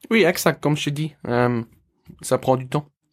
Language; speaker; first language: French; non-native, local second language; German